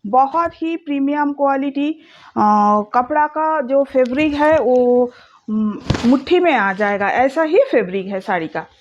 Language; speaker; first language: Hindi; non-native, local second language; Bangla